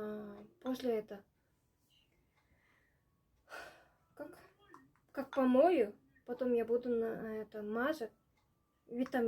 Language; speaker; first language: Russian; non-native, local second language; Uzbek